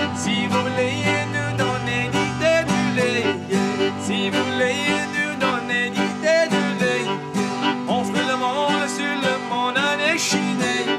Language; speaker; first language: French; native; French